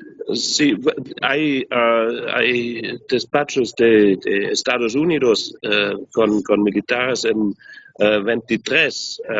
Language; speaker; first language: Spanish; non-native, learner; German